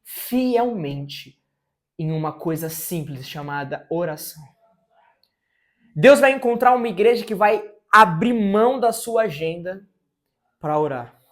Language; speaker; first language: Portuguese; native; Portuguese